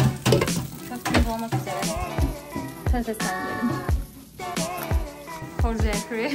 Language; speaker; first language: Turkish; native; Turkish